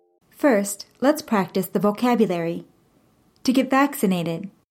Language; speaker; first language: English; native; English